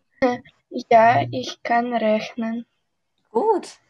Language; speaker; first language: German; non-native, learner; Russian